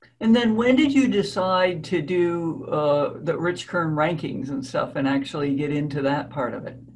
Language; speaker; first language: English; native; English